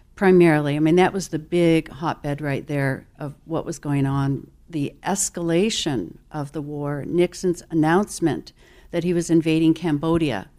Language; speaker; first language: English; native; English